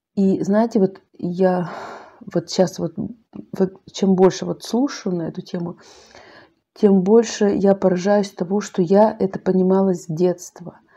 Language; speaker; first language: Russian; native; Russian